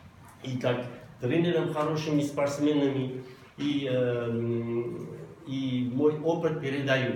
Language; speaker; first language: Russian; non-native, local second language; Armenian